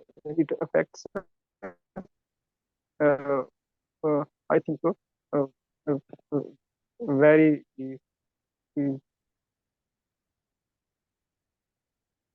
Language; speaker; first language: English; non-native, learner; Urdu